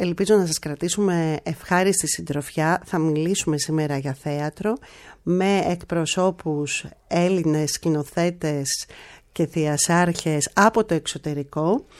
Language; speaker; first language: Greek; native; Greek